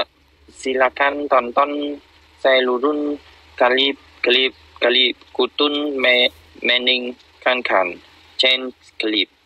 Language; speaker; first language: Indonesian; non-native, learner; Vietnamese